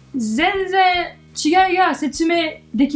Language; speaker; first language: Japanese; non-native, fluent; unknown